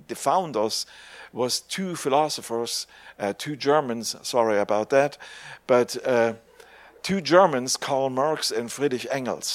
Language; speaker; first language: English; non-native, fluent; German